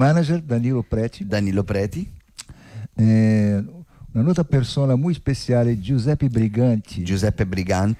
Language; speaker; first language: Italian; non-native, learner; Portuguese